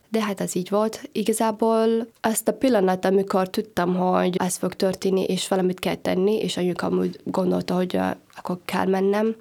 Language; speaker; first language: Hungarian; non-native, fluent; Somali